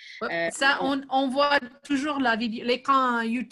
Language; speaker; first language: French; non-native, fluent; English